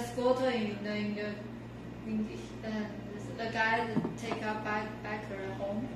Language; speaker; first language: English; non-native, learner; Chinese